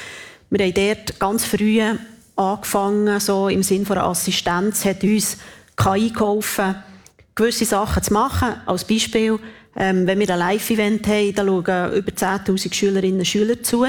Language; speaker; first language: German; native; German